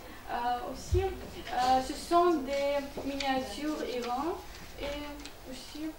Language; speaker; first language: French; non-native, learner; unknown